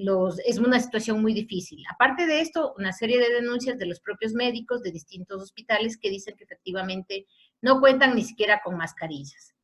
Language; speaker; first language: Spanish; native; Spanish